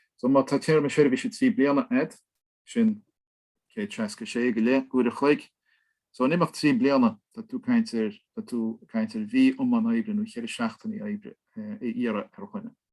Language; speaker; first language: Irish; native; Irish